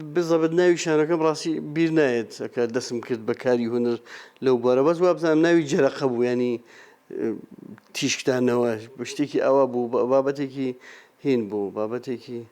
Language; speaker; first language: Central Kurdish; non-native, local second language; Gurani